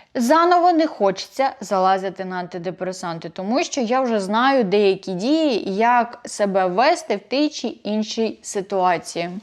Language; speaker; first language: Ukrainian; non-native, local second language; Russian